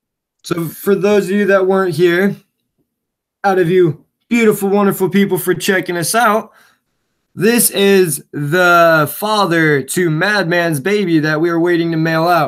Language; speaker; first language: English; native; English